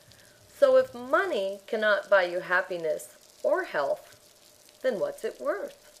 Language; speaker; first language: English; native; English